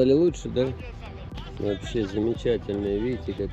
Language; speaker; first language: Russian; native; Russian